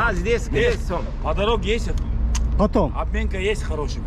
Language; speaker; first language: Russian; non-native, learner; Turkish